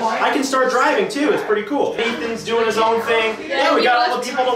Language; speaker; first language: English; native; English